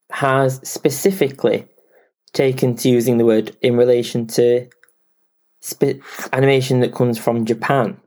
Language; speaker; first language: English; native; English